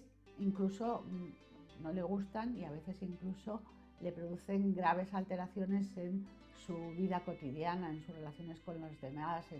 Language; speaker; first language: Spanish; native; Spanish